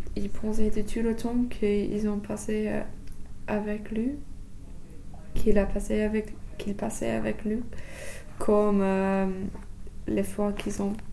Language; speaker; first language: French; non-native, learner; English